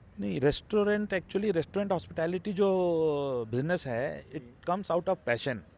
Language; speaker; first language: Hindi; non-native, local second language; Tamil